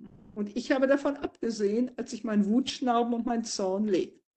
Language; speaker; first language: German; native; German